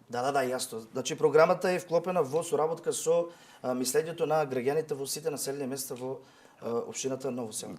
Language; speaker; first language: Macedonian; native; Macedonian